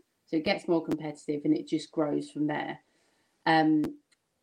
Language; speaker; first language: English; native; English